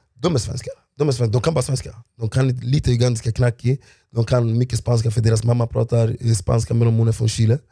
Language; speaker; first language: Swedish; early bilingual, other home language; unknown